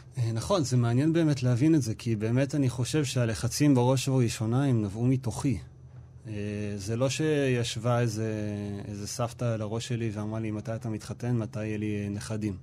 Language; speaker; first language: Hebrew; native; Hebrew